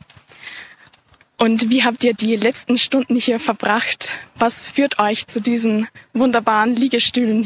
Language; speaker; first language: German; native; German